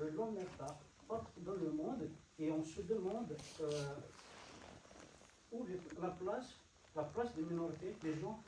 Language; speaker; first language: French; non-native, fluent; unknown